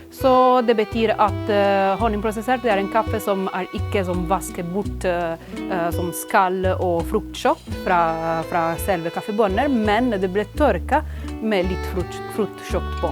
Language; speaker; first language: Norwegian; non-native, fluent; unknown